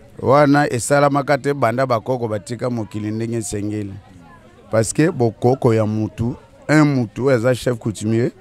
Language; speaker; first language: Lingala; non-native, local second language; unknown